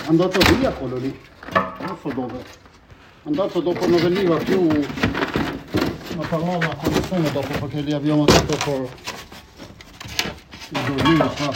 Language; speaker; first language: Italian; non-native, learner; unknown